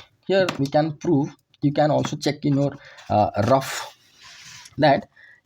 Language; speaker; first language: English; non-native, local second language; Odia